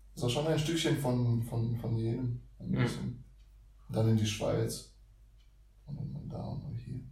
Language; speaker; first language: German; early bilingual, other home language; Russian